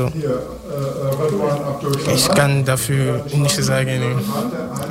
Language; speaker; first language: German; non-native, learner; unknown